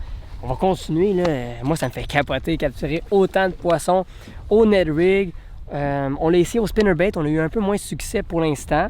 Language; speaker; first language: French; native; French